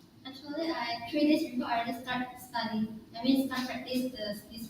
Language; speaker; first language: English; non-native, learner; Indonesian